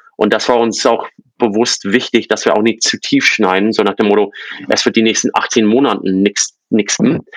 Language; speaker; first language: German; non-native, fluent; English